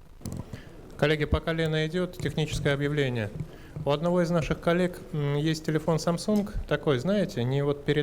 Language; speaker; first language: Russian; native; Russian